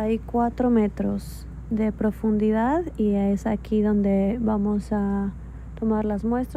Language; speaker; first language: Spanish; native; Spanish